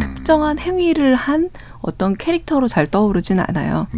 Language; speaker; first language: Korean; native; Korean